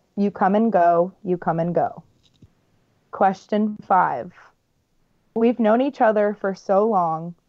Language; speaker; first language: English; native; English